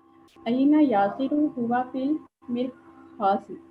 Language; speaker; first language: Arabic; non-native, learner; Urdu